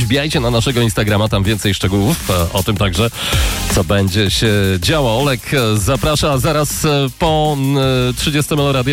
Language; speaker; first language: Polish; native; Polish